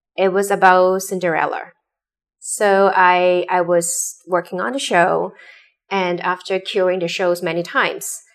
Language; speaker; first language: English; non-native, local second language; Cantonese